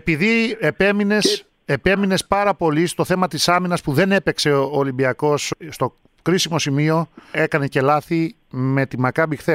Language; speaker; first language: Greek; native; Greek